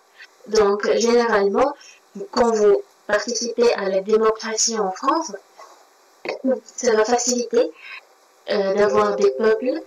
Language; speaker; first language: French; non-native, learner; Arabic